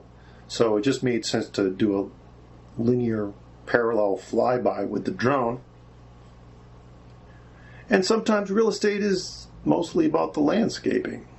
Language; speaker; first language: English; native; English